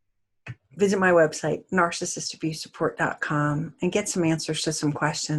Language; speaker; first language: English; native; English